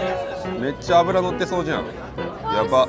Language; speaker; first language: Japanese; native; Japanese